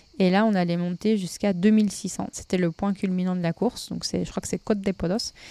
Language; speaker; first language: French; native; French